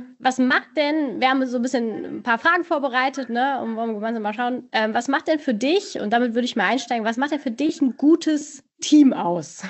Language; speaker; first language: German; native; German